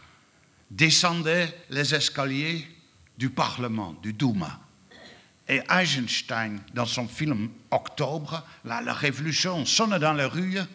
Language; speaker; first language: French; non-native, fluent; Dutch